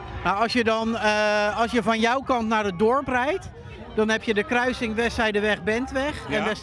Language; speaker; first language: Dutch; native; Dutch